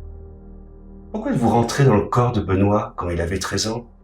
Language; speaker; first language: French; native; French